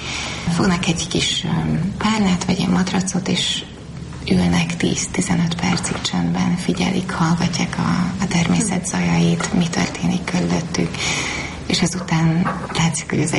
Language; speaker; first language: Hungarian; native; Hungarian